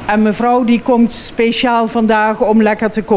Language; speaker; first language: Dutch; native; Dutch